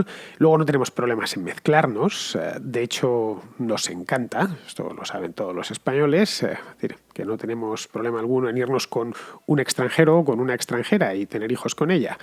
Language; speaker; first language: Spanish; native; Spanish